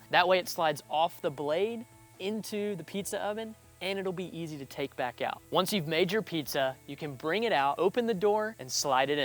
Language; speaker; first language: English; native; English